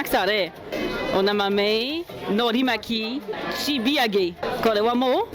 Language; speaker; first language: Japanese; non-native, learner; French